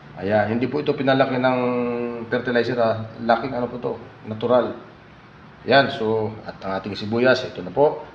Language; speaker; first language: Filipino; non-native, local second language; Waray